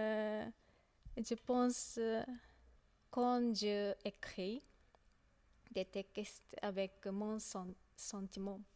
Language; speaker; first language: French; non-native, learner; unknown